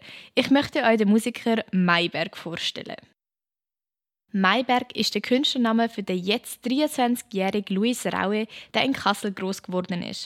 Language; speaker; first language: German; native; German